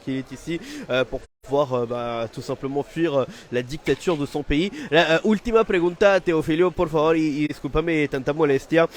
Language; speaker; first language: French; native; French